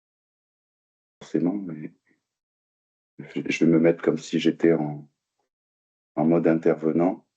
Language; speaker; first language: French; native; French